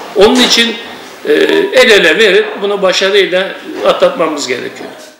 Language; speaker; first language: Turkish; native; Turkish